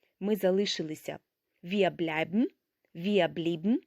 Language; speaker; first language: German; non-native, fluent; Ukrainian